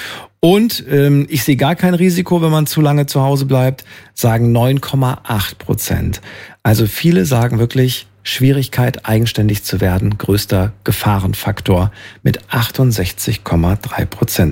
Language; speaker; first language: German; native; German